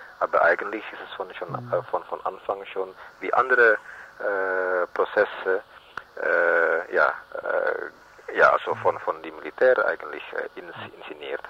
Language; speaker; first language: German; non-native, learner; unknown